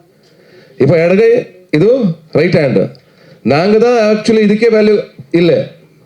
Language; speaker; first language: Tamil; non-native, learner; Kannada